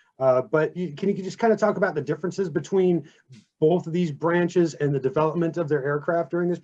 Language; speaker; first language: English; native; English